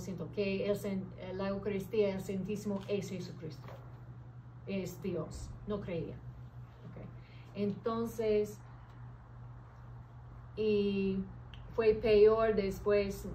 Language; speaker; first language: Spanish; early bilingual, heritage; English